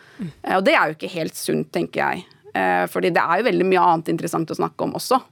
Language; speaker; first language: Norwegian; native; Norwegian